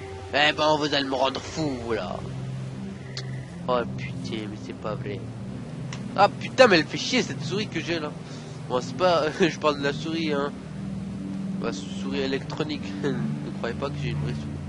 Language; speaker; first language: French; native; French